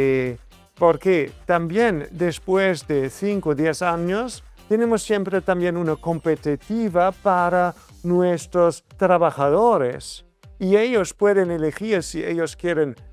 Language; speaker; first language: Spanish; non-native, fluent; German